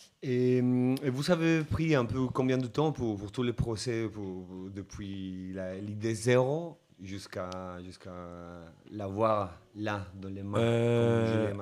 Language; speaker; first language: French; non-native, fluent; Spanish